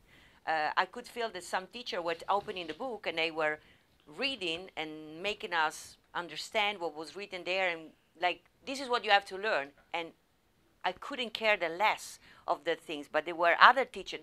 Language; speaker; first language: English; non-native, fluent; Italian